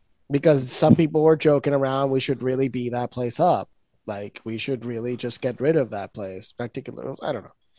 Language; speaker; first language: English; non-native, local second language; Spanish